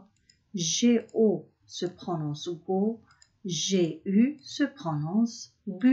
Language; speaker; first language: French; non-native, local second language; Arabic